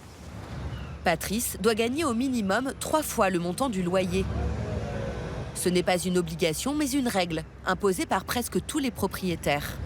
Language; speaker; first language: French; native; French